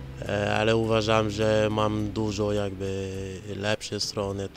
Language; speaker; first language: Polish; non-native, fluent; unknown